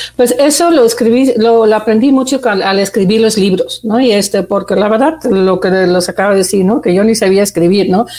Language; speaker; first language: Spanish; non-native, fluent; Dutch